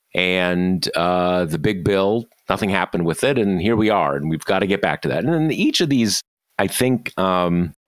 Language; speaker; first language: English; native; English